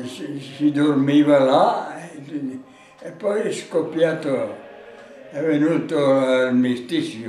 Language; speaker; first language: Italian; non-native, local second language; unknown